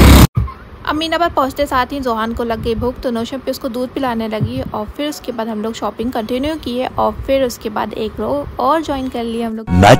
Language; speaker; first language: Hindi; native; Hindi